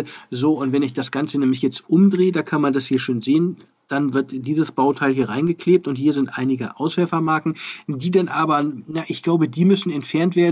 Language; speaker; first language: German; native; German